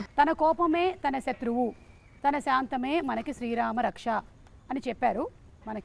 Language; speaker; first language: Telugu; native; Telugu